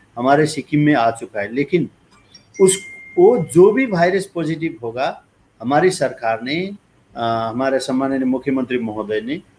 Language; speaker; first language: Hindi; non-native, local second language; Nepali